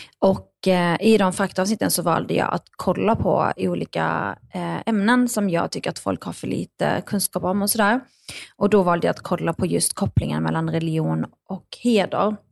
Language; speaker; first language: Swedish; early bilingual, other home language; Arabic